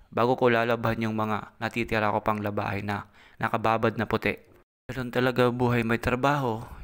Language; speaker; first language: Filipino; non-native, local second language; Cebuano